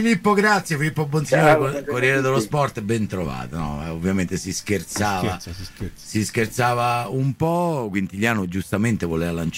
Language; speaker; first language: Italian; native; Italian